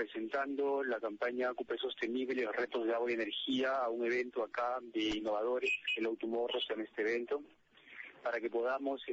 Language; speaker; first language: Spanish; native; Spanish